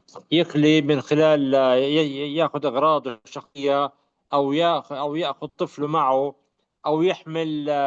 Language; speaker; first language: Arabic; native; Arabic